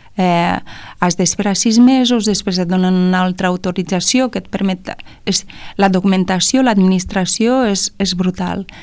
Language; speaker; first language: Catalan; non-native, fluent; Romanian